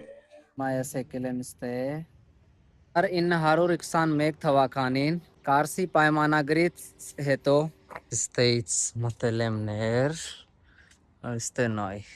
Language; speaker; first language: Armenian; non-native, learner; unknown